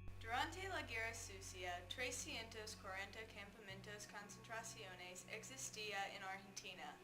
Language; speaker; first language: Spanish; non-native, learner; English